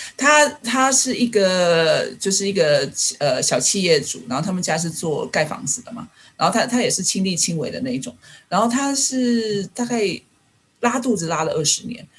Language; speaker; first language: Chinese; native; Chinese